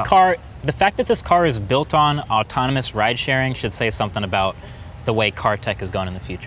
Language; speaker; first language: English; native; English